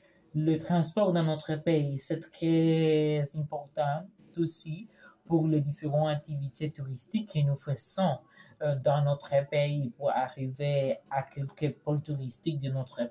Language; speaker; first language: French; non-native, learner; Spanish